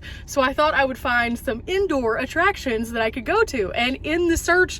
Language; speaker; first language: English; native; English